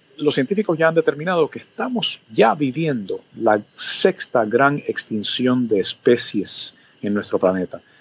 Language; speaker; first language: Spanish; early bilingual, other home language; English